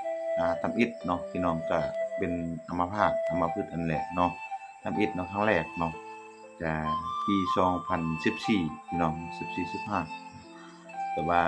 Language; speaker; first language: Thai; non-native, local second language; Lao